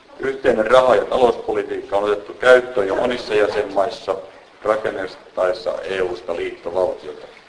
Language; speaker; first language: Finnish; native; Finnish